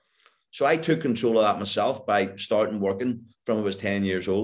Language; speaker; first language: English; native; English